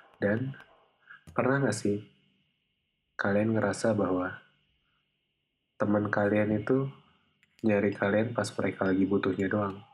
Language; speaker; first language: Indonesian; native; Indonesian